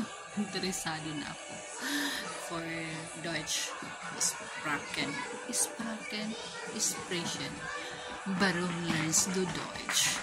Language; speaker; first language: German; non-native, learner; Filipino